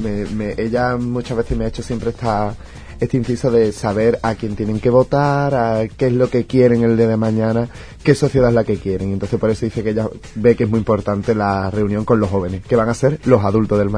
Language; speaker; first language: Spanish; native; Spanish